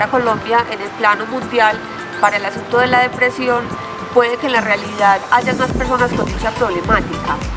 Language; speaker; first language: Spanish; native; Spanish